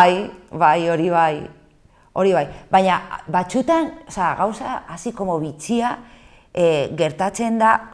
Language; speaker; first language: Basque; non-native, local second language; Spanish